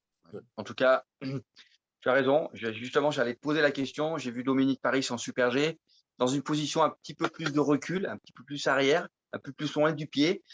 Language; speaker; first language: French; native; French